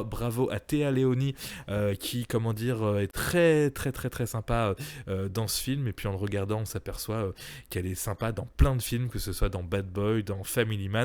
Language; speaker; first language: French; native; French